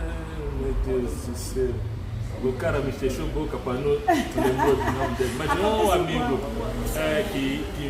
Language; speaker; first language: Portuguese; non-native, learner; Luba-Lulua